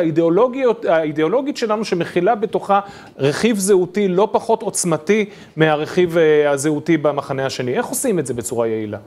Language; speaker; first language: Hebrew; native; Hebrew